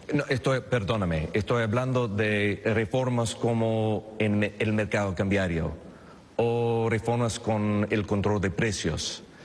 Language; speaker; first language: Spanish; non-native, fluent; English